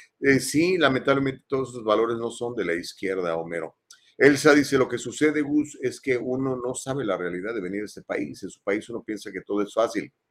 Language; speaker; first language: Spanish; native; Spanish